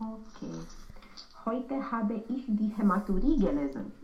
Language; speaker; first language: German; non-native, learner; Romanian